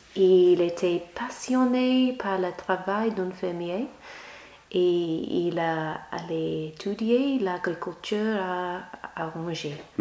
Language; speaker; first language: French; non-native, learner; English